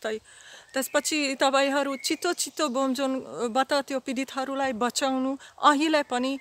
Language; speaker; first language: Nepali; non-native, learner; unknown